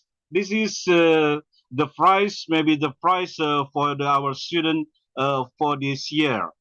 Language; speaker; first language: English; non-native, learner; Indonesian